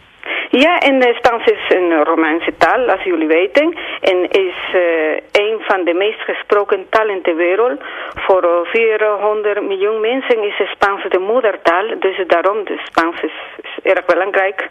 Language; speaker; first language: Dutch; non-native, learner; Spanish